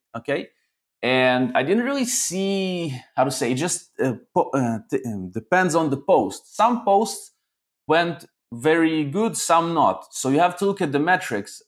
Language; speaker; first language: English; early bilingual, other home language; Russian